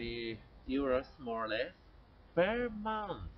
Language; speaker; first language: English; non-native, learner; Spanish